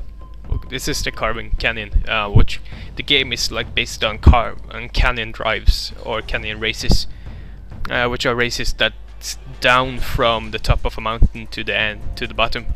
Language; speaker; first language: English; non-native, fluent; Norwegian